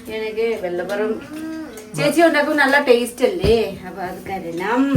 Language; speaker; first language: Malayalam; non-native, learner; Nepali